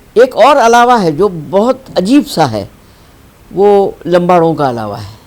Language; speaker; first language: Urdu; native; Urdu